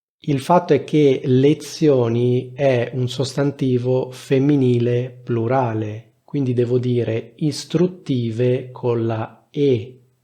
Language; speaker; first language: Italian; native; Italian